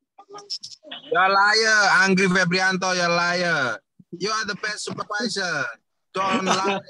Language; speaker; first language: English; non-native, learner; Indonesian